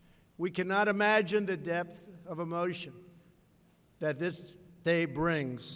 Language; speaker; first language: English; native; English